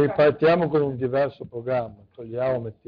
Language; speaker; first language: Italian; native; Italian